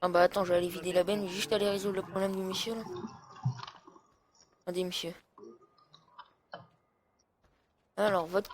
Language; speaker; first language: French; native; French